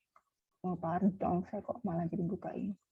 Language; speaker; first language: Indonesian; native; Indonesian